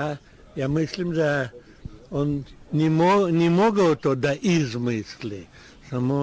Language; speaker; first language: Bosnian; non-native, learner; Russian